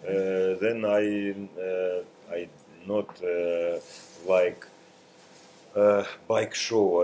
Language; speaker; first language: English; non-native, learner; Russian